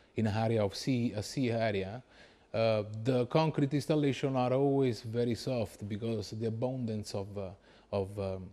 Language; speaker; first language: English; non-native, fluent; Italian